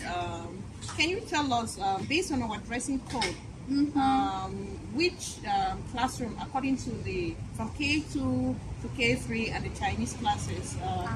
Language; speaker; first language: English; non-native, learner; Chinese